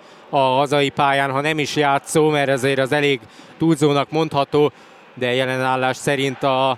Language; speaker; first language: Hungarian; native; Hungarian